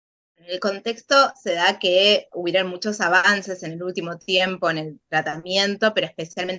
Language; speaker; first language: Spanish; native; Spanish